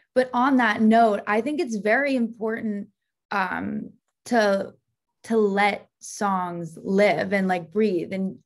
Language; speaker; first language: English; native; English